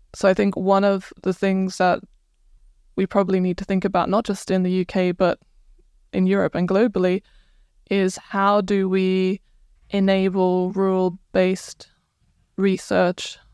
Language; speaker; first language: English; non-native, fluent; Croatian